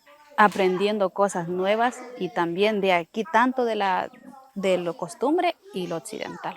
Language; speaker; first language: Spanish; non-native, local second language; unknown